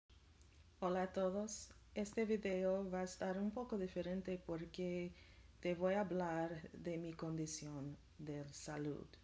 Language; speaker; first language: Spanish; non-native, learner; English